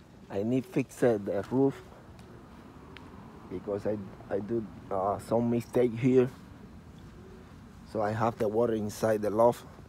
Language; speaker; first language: English; non-native, learner; Spanish